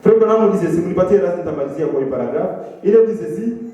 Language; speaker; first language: French; non-native, local second language; Swahili